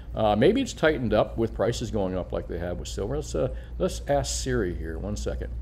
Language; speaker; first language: English; native; English